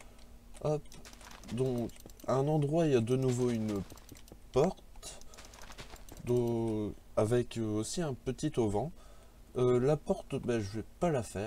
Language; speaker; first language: French; native; French